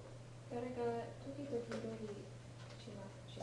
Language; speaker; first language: Japanese; non-native, learner; English